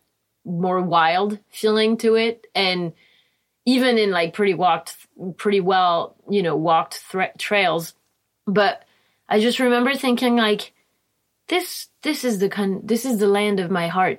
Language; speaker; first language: English; non-native, fluent; French